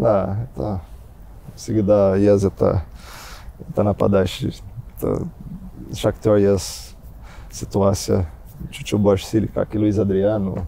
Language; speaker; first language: Russian; non-native, learner; Portuguese